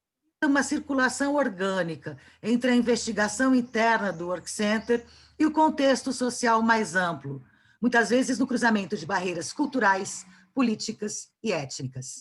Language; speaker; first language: Portuguese; native; Portuguese